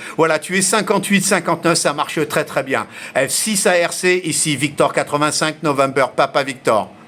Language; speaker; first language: French; early bilingual, heritage; French